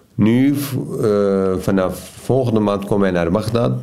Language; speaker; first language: Dutch; non-native, fluent; Arabic